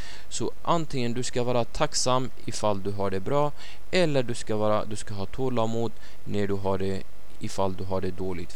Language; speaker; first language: Swedish; non-native, fluent; Arabic